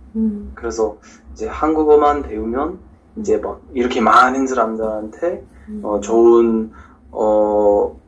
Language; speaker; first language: Korean; non-native, fluent; English